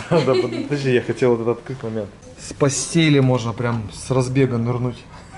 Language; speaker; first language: Russian; native; Russian